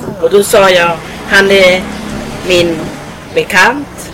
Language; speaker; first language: Swedish; non-native, fluent; Thai